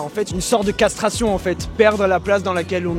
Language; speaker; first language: French; native; French